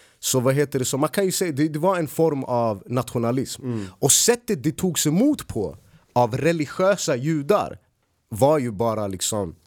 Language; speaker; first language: Swedish; early bilingual, other home language; Arabic